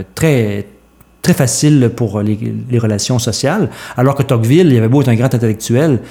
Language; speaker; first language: French; native; French